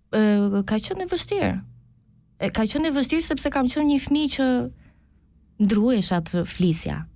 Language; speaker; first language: Albanian; early bilingual, heritage; Albanian